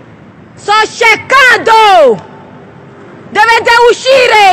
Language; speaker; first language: Italian; non-native, learner; Nigerian Pidgin